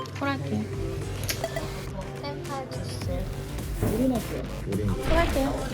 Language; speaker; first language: Korean; native; Korean